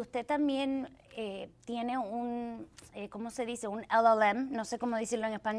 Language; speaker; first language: Spanish; early bilingual, heritage; Spanish